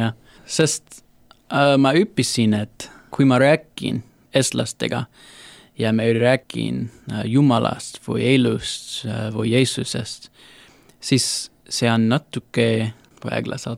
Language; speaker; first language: Estonian; non-native, learner; English